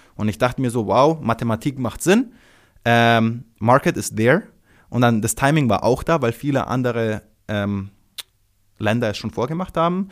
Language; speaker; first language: German; early bilingual, other home language; Croatian